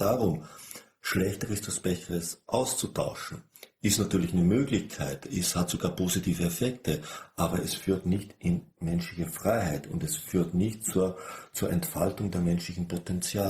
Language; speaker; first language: German; native; German